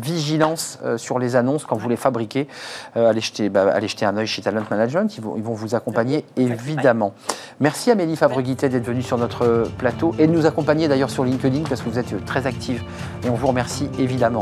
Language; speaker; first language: French; native; French